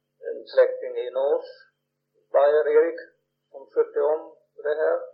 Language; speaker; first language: Swedish; early bilingual, heritage; Swedish